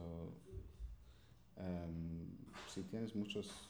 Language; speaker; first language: Spanish; non-native, fluent; English